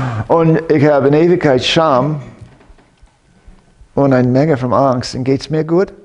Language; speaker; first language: German; non-native, fluent; English